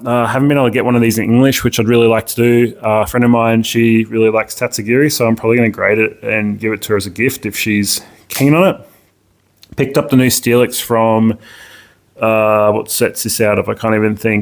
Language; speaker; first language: English; native; English